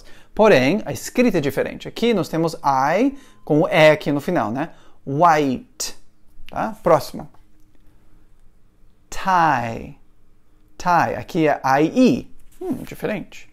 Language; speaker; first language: Portuguese; non-native, fluent; English